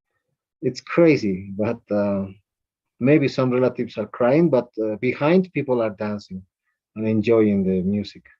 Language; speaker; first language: English; non-native, fluent; Spanish